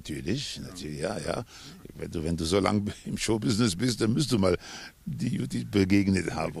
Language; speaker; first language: German; non-native, fluent; Spanish